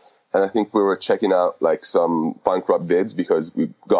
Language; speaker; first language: English; non-native, fluent; Italian